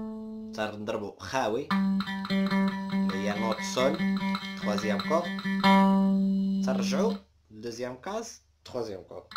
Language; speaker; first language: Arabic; native; Arabic